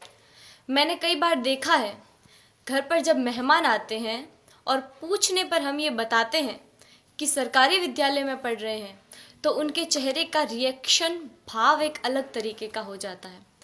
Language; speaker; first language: Hindi; native; Hindi